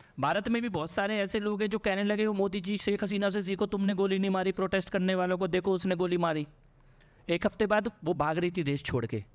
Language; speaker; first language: Hindi; native; Hindi